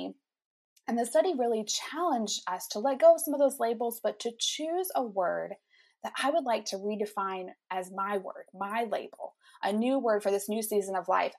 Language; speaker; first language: English; native; English